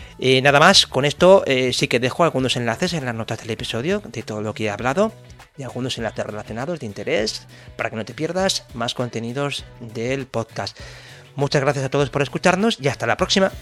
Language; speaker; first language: Spanish; native; Spanish